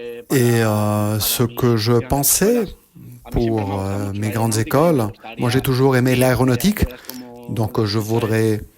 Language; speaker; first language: French; non-native, fluent; Spanish